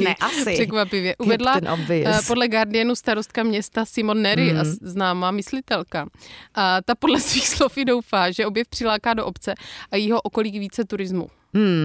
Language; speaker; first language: Czech; native; Czech